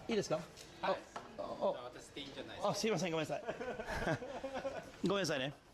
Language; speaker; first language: Japanese; non-native, learner; English